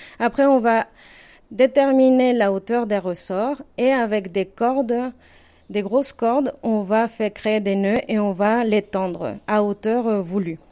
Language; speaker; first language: French; non-native, fluent; Spanish